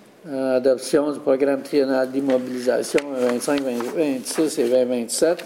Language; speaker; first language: French; native; French